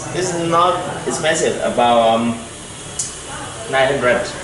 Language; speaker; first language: English; non-native, learner; Vietnamese